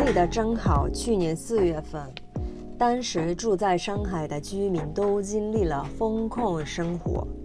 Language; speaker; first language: Chinese; non-native, fluent; Japanese